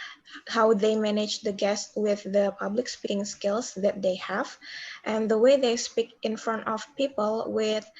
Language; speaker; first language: English; non-native, learner; Indonesian